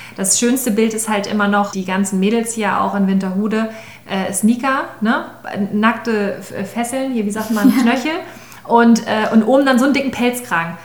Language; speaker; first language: German; native; German